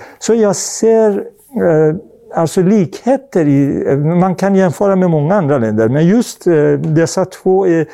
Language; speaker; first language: Swedish; non-native, fluent; Persian